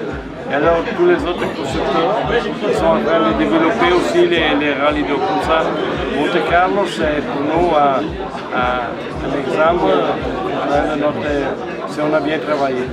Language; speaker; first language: French; non-native, fluent; Italian